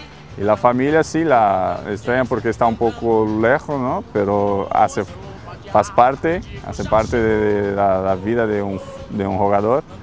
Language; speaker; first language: Spanish; non-native, learner; Portuguese